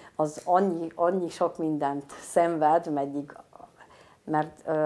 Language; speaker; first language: Hungarian; native; Hungarian